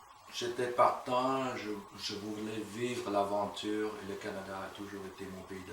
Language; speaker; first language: French; non-native, fluent; Vietnamese